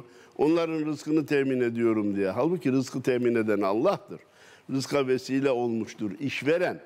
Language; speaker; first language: Turkish; native; Turkish